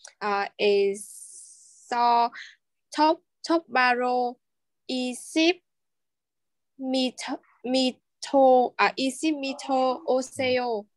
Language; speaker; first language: Korean; non-native, learner; Vietnamese